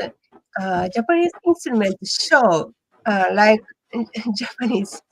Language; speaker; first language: English; non-native, learner; Japanese